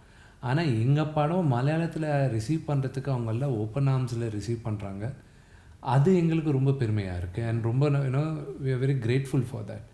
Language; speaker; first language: Tamil; non-native, local second language; Telugu